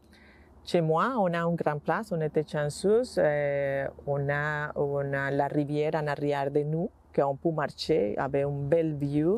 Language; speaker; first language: French; non-native, learner; Spanish